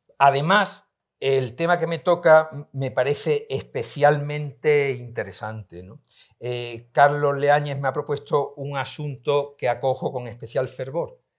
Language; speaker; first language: Spanish; native; Spanish